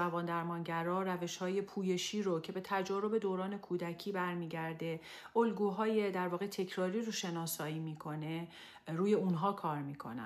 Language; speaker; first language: Persian; native; Persian